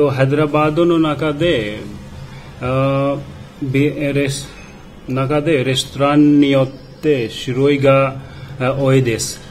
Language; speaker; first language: Japanese; non-native, learner; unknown